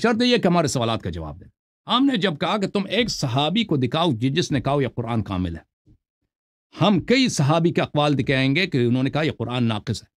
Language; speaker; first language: Urdu; non-native, local second language; Punjabi